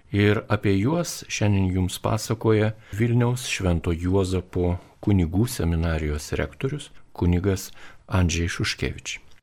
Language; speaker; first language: Lithuanian; native; Lithuanian